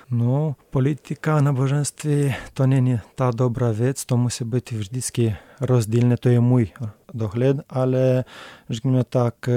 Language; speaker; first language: Czech; non-native, learner; Romanian